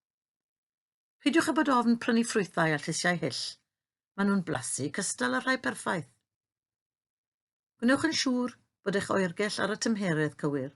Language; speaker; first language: Welsh; native; Welsh